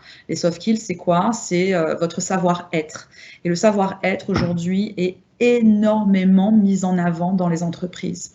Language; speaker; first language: French; native; French